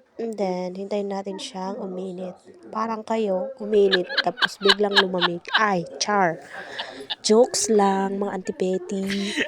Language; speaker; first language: Filipino; non-native, local second language; Iloko